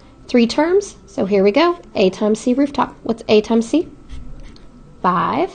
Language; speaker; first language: English; native; English